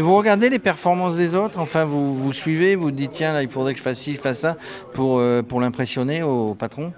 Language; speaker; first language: French; native; French